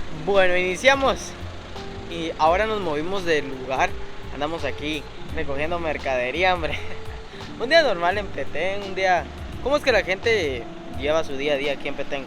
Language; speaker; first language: Spanish; native; Spanish